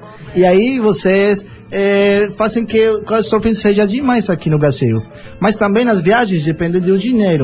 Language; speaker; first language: Portuguese; non-native, fluent; Spanish